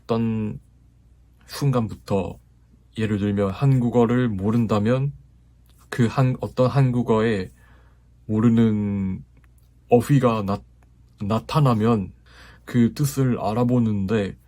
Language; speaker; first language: Korean; non-native, fluent; Japanese